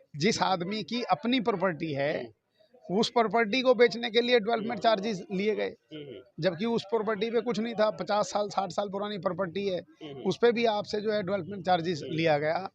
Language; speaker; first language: Hindi; native; Hindi